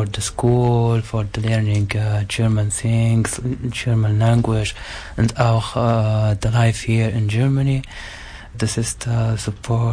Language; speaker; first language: German; non-native, learner; Arabic